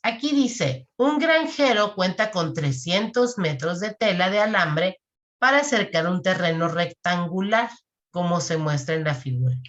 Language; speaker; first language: Spanish; native; Spanish